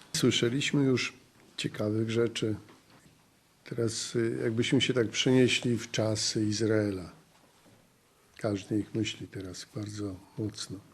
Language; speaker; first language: Polish; native; Polish